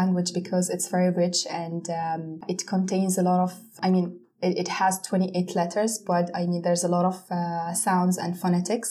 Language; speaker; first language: English; non-native, fluent; Arabic